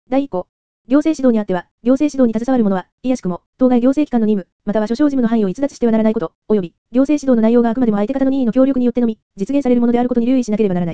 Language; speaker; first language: Japanese; native; Japanese